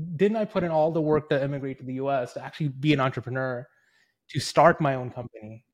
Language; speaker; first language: English; early bilingual, other home language; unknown